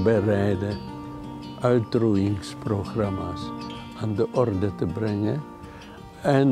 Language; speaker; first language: Dutch; non-native, fluent; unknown